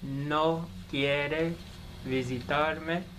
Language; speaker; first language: Spanish; non-native, learner; English